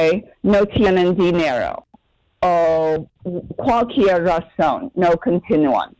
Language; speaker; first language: Spanish; non-native, learner; English